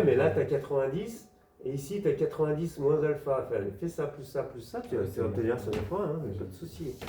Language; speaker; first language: French; native; French